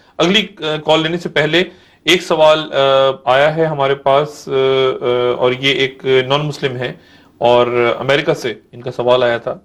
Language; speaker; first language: Urdu; native; Urdu